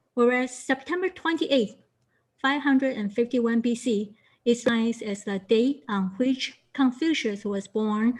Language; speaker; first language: English; non-native, fluent; Chinese